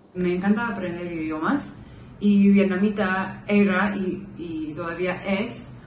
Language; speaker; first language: Spanish; non-native, fluent; English